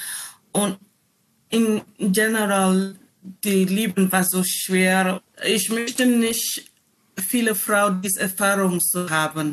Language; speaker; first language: German; non-native, learner; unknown